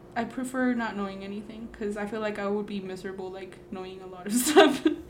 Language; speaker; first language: English; early bilingual, other home language; Spanish